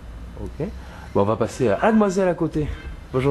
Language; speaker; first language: French; native; French